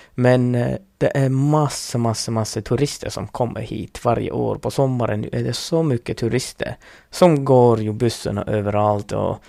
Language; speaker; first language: Swedish; non-native, fluent; Northern Sami